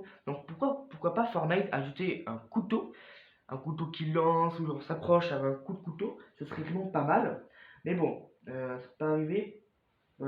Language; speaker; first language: French; native; French